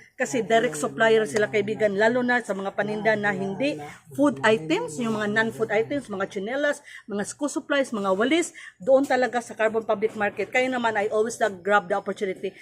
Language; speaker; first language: Filipino; non-native, local second language; Cebuano